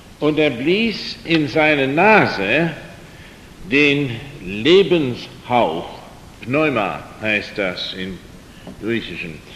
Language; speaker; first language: German; non-native, fluent; English